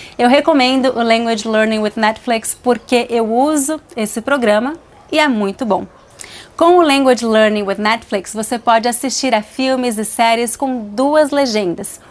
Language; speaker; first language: Portuguese; native; Portuguese